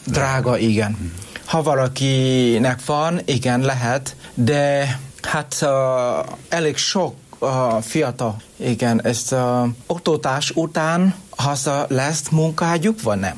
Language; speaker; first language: Hungarian; non-native, learner; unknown